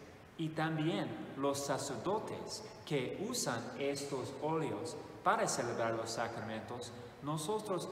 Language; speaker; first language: Spanish; non-native, fluent; English